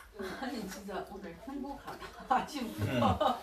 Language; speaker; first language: Korean; non-native, learner; Chinese